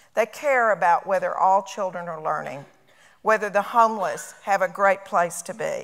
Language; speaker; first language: English; native; English